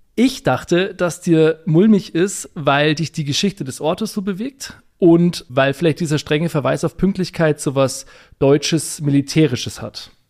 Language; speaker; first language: German; native; German